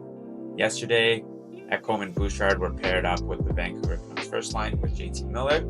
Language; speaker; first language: English; native; English